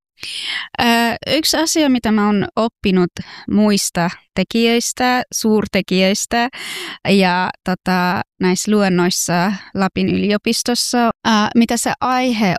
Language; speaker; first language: Finnish; non-native, fluent; Persian